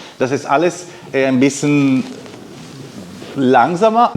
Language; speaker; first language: German; non-native, learner; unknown